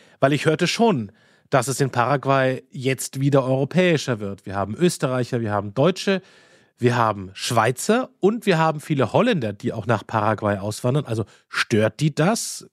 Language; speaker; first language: German; native; German